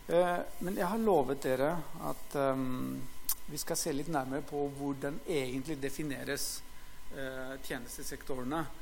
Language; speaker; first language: Norwegian; non-native, fluent; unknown